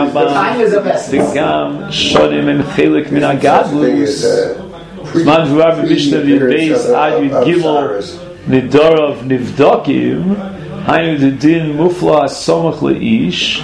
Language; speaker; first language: Hebrew; non-native, fluent; English